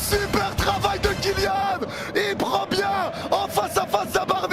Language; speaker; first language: French; native; French